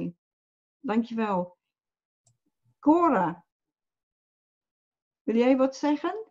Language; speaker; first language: Dutch; non-native, fluent; English